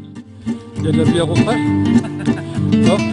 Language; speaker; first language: French; native; French